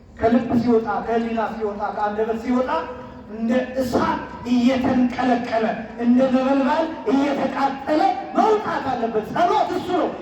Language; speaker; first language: Amharic; native; Amharic